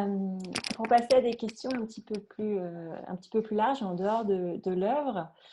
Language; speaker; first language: French; native; French